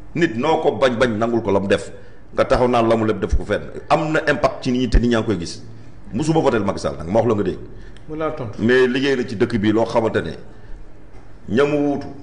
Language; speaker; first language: Wolof; non-native, local second language; Jola-Fonyi